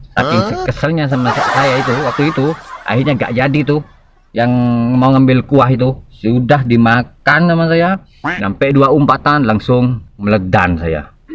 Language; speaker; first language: Indonesian; non-native, local second language; Madurese